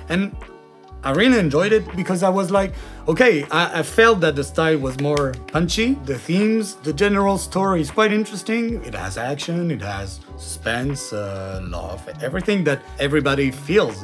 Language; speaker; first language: English; non-native, fluent; French